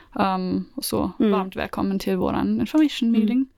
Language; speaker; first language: Swedish; non-native, fluent; German